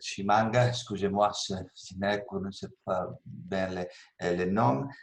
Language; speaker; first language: French; non-native, learner; Italian